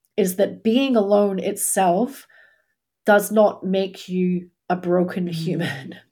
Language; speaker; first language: English; native; English